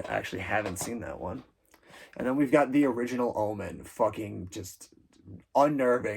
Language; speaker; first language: English; native; English